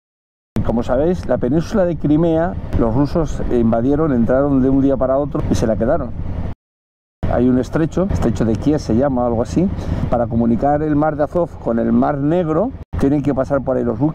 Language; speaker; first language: Spanish; native; Spanish